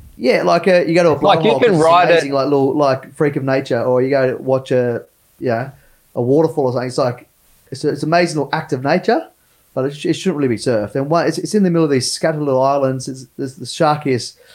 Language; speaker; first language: English; native; English